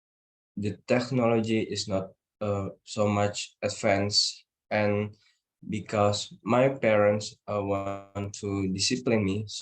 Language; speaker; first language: English; non-native, learner; Indonesian